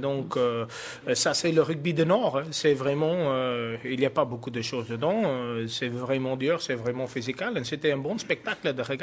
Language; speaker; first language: French; non-native, fluent; Afrikaans